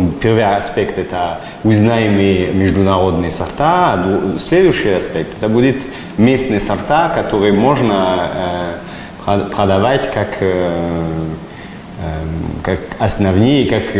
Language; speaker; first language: Russian; non-native, fluent; French